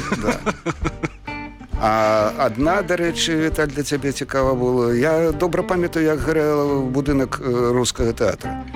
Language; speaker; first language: Belarusian; native; Belarusian